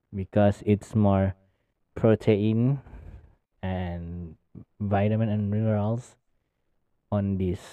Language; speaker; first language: English; non-native, learner; Indonesian